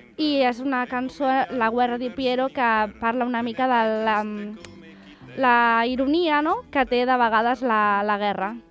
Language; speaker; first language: Catalan; non-native, fluent; Italian